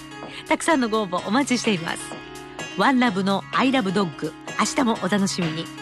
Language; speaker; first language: Japanese; native; Japanese